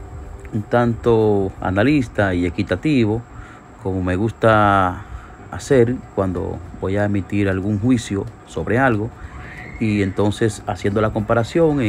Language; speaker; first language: Spanish; native; Spanish